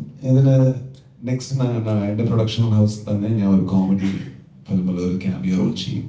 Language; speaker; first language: Malayalam; non-native, learner; Kannada